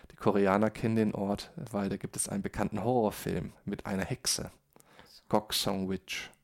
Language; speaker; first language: German; native; German